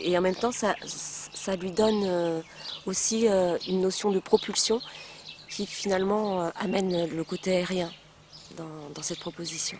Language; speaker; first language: French; native; French